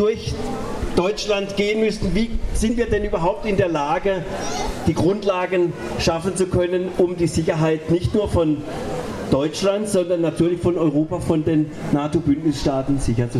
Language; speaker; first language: German; native; German